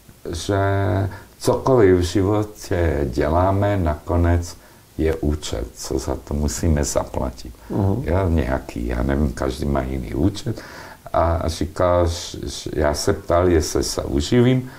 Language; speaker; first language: Czech; non-native, local second language; Slovak